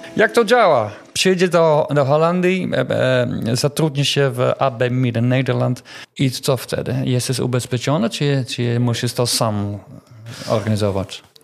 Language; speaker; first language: Polish; non-native, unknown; Dutch